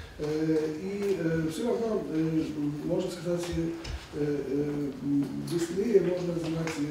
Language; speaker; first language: Polish; non-native, learner; Russian